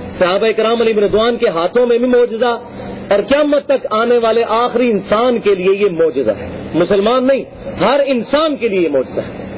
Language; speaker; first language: Urdu; non-native, local second language; Punjabi